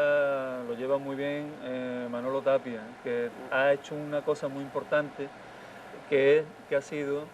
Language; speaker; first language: Spanish; native; Spanish